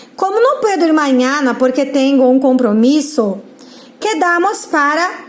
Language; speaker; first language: Spanish; non-native, fluent; Portuguese